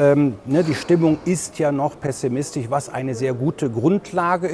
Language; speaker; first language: German; native; German